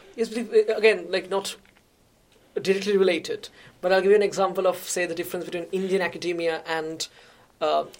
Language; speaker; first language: English; non-native, local second language; Bangla